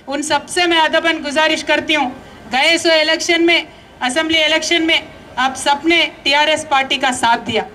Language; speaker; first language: Hindi; non-native, local second language; Telugu